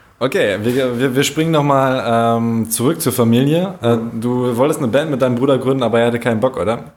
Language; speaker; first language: German; native; German